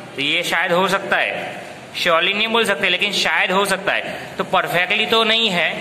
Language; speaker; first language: Hindi; non-native, local second language; Gujarati